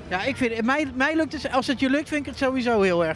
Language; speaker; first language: Dutch; native; Dutch